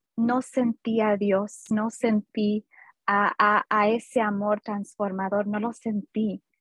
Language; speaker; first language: Spanish; early bilingual, heritage; Spanish